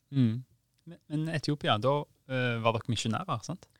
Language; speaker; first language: Norwegian; native; Norwegian